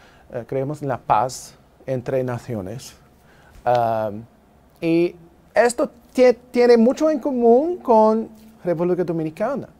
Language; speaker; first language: Spanish; non-native, learner; English